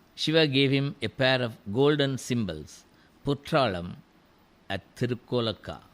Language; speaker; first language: English; non-native, local second language; Tamil